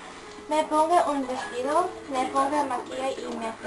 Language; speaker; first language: Spanish; non-native, learner; English